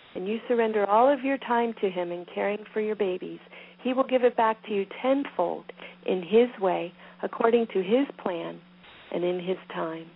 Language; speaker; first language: English; native; English